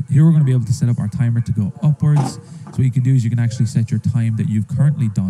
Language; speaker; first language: English; native; English